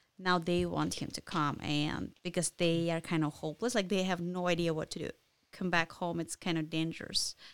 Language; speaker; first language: English; non-native, fluent; Ukrainian